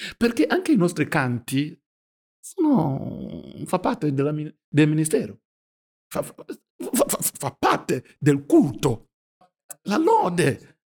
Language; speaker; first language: Italian; non-native, fluent; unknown